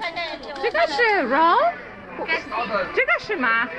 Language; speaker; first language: Chinese; non-native, learner; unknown